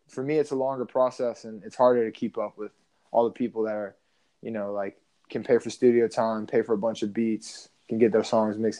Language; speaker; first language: English; native; English